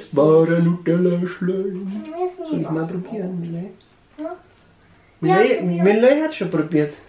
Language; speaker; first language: German; native; German